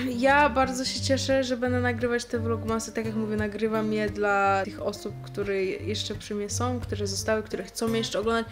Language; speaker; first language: Polish; early bilingual, heritage; Polish